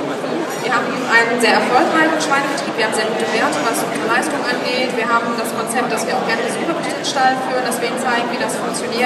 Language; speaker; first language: German; native; German